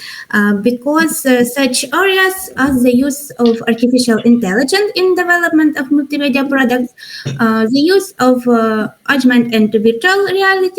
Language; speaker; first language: English; non-native, learner; Ukrainian